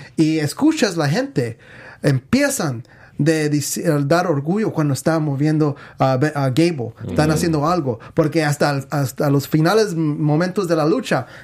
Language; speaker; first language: Spanish; native; Spanish